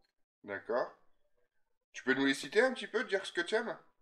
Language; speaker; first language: French; native; French